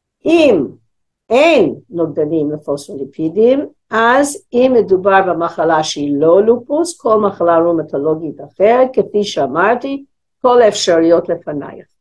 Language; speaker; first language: Hebrew; non-native, fluent; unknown